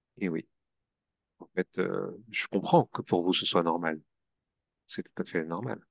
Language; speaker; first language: French; native; French